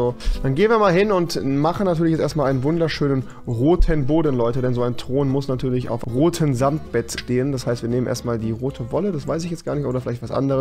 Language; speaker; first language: German; native; German